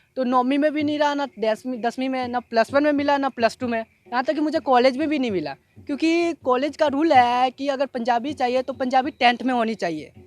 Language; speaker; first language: Hindi; native; Hindi